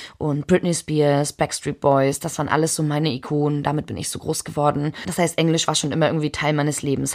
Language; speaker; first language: German; early bilingual, heritage; German